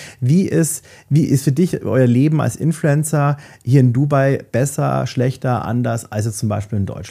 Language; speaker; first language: German; native; German